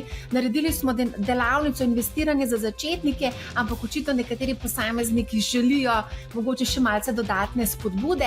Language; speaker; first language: Slovenian; native; Slovenian